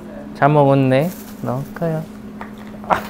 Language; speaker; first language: Korean; non-native, learner; Chinese